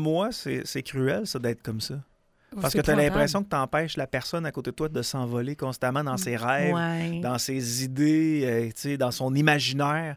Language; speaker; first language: French; native; French